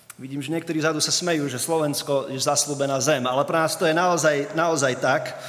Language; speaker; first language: Slovak; early bilingual, other home language; English